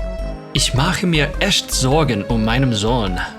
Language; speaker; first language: German; non-native, learner; English